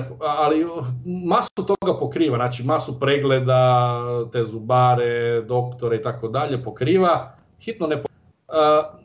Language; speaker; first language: Croatian; native; Croatian